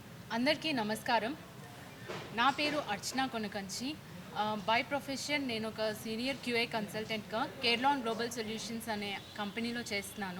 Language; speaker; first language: Telugu; native; Telugu